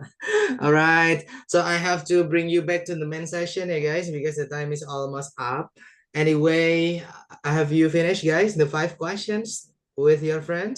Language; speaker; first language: English; non-native, fluent; Indonesian